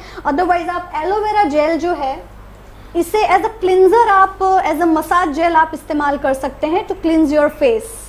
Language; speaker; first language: Hindi; native; Hindi